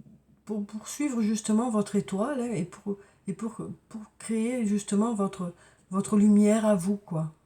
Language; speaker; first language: French; native; French